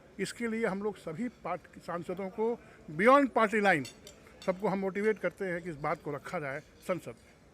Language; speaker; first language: Hindi; native; Hindi